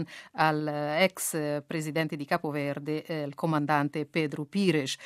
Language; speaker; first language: Italian; non-native, fluent; Kabuverdianu